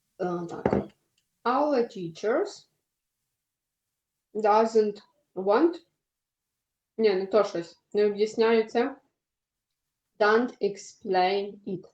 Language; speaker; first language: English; non-native, learner; Ukrainian